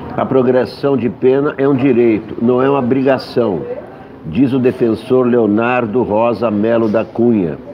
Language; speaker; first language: Portuguese; native; Portuguese